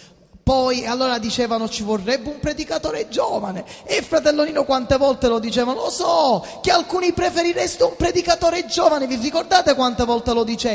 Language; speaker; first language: Italian; native; Italian